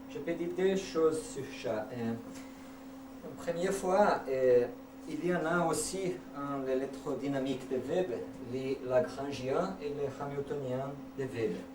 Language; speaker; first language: French; non-native, learner; Portuguese